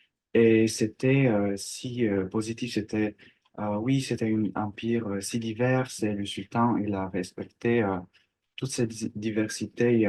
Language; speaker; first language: French; non-native, learner; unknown